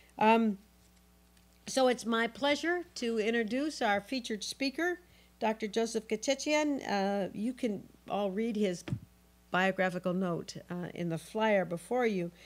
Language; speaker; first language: English; native; English